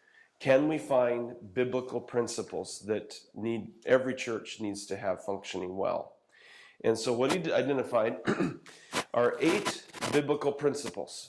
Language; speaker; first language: English; native; English